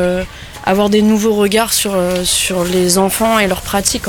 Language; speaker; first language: French; native; French